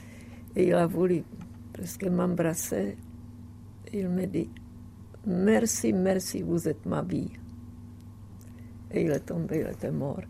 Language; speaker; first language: French; non-native, fluent; Czech